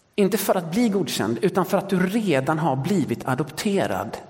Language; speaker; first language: Swedish; early bilingual, other home language; Danish